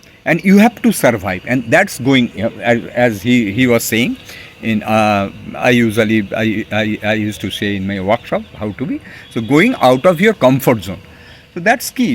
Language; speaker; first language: English; non-native, local second language; Bangla